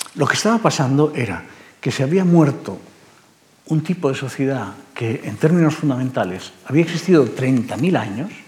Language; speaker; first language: Spanish; native; Spanish